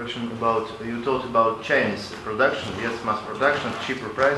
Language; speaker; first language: English; non-native, local second language; Latvian